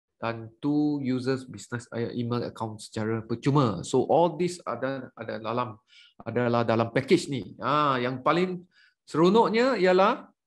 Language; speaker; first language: Malay; native; Malay